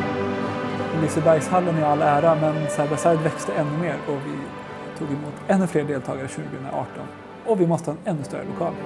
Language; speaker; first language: Swedish; native; Swedish